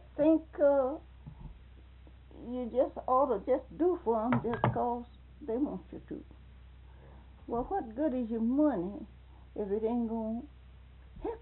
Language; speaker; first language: English; native; English